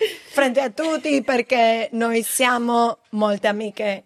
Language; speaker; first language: Italian; non-native, learner; Spanish